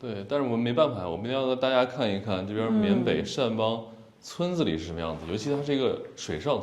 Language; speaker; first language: Chinese; native; Chinese